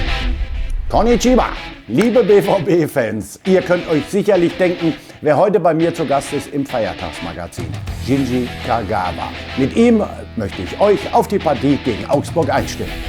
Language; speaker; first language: German; native; German